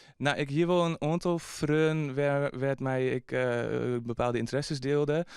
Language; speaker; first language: Dutch; non-native, local second language; Western Frisian